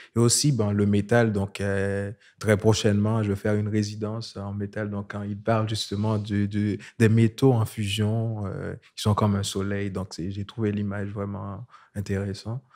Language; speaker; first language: French; non-native, local second language; Haitian Creole